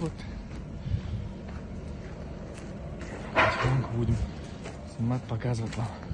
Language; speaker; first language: Russian; non-native, local second language; Kazakh